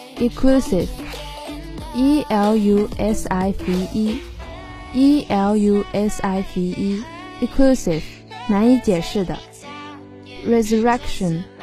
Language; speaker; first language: English; non-native, fluent; Chinese